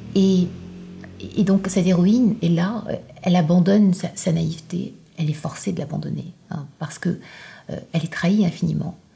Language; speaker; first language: French; non-native, local second language; Arabic